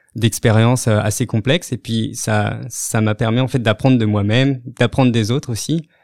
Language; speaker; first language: French; native; French